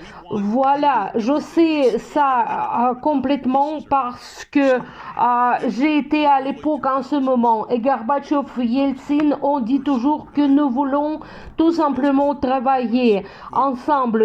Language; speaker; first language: French; non-native, fluent; Russian